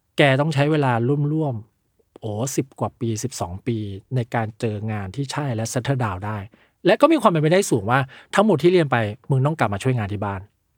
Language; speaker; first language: Thai; early bilingual, other home language; Chinese